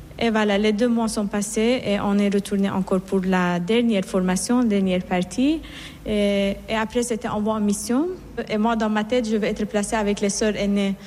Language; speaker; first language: French; non-native, fluent; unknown